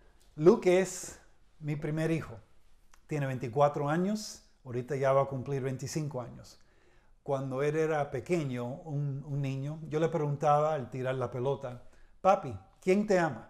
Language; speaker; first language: Spanish; early bilingual, heritage; Spanish